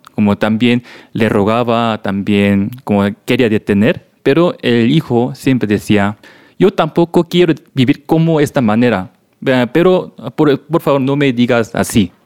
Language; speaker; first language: Spanish; non-native, learner; Korean